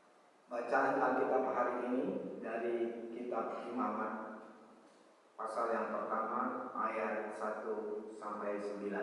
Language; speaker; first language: Indonesian; native; Indonesian